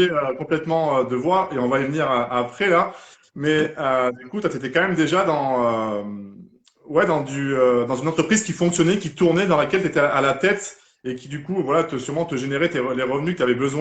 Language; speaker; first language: French; native; French